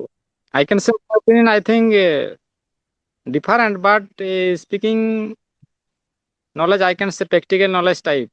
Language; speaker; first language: English; non-native, learner; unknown